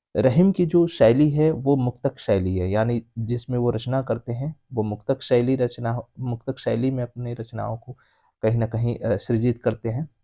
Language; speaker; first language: Hindi; native; Hindi